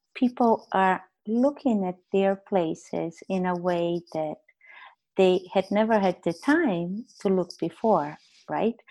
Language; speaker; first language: English; non-native, fluent; Portuguese